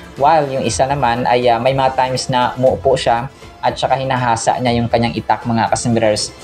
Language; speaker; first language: Filipino; non-native, local second language; Hiligaynon